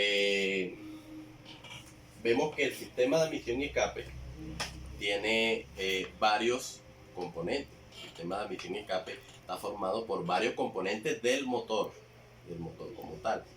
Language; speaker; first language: Spanish; native; Spanish